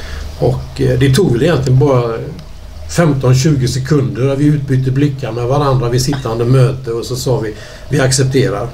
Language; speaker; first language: Swedish; native; Swedish